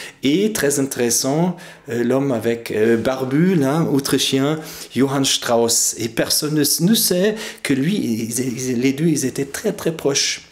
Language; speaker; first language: French; non-native, fluent; German